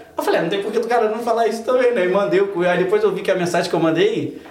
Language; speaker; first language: Portuguese; native; Portuguese